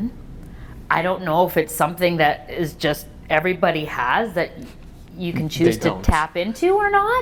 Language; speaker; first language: English; native; English